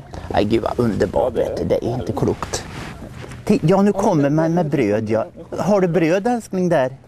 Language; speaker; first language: Swedish; native; Swedish